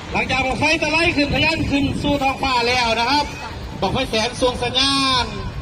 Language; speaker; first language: Thai; native; Thai